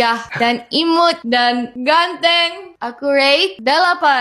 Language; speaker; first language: Indonesian; non-native, fluent; Korean